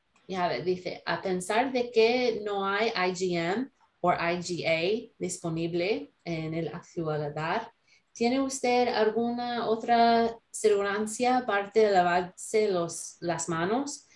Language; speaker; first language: Spanish; non-native, learner; English